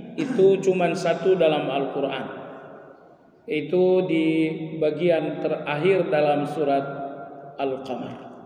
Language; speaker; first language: Malay; native; Malay